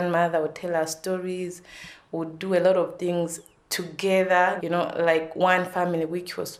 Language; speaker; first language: English; non-native, local second language; Nyanja